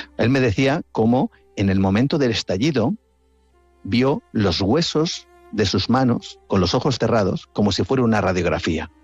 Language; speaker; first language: Spanish; native; Spanish